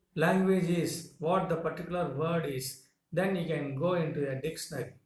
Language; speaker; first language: English; non-native, local second language; Tamil